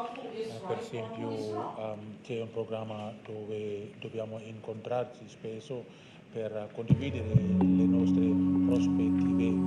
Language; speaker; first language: Italian; non-native, learner; Indonesian